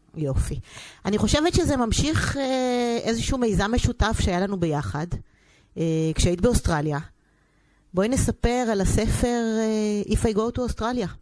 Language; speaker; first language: Hebrew; native; Hebrew